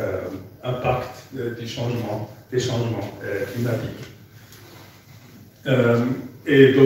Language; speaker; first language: French; non-native, fluent; German